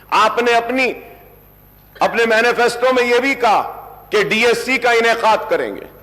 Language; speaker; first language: Urdu; native; Urdu